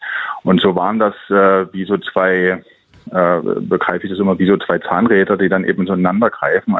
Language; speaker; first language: German; native; German